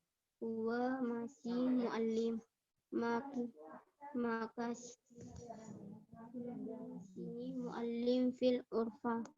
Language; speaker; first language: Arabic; non-native, learner; Indonesian